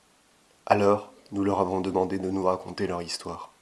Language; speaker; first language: French; native; French